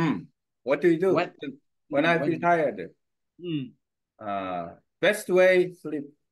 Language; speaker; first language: English; non-native, learner; Korean